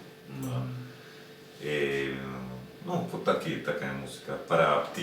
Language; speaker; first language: Russian; non-native, learner; Spanish